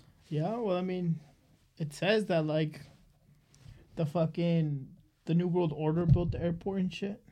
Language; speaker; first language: English; early bilingual, other home language; Spanish